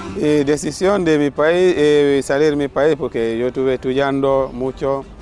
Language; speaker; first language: Spanish; non-native, fluent; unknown